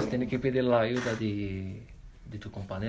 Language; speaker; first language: Spanish; non-native, learner; Arabic